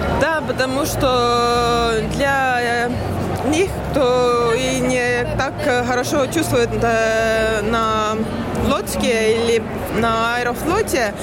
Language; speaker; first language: Russian; non-native, learner; Estonian